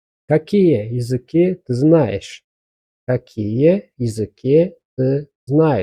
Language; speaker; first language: Russian; non-native, fluent; Azerbaijani